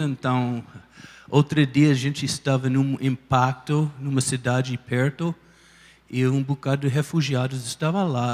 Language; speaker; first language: Portuguese; non-native, fluent; English